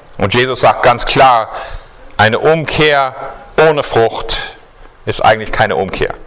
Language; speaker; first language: German; non-native, fluent; English